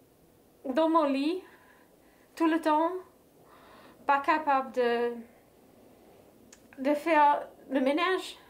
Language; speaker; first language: French; non-native, fluent; English